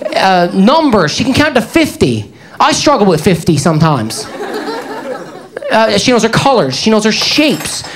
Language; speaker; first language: English; native; English